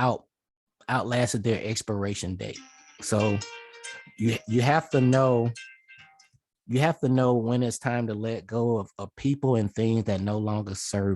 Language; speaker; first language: English; native; English